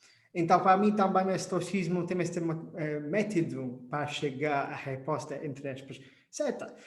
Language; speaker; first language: Portuguese; non-native, fluent; English